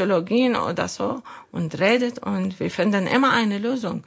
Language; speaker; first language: German; non-native, learner; Arabic